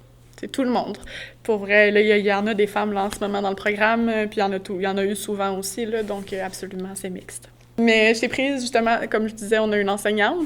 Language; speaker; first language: French; native; French